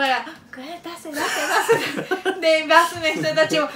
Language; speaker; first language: Japanese; non-native, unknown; Spanish